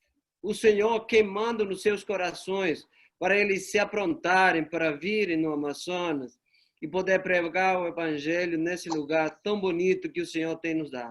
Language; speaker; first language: Portuguese; non-native, fluent; Spanish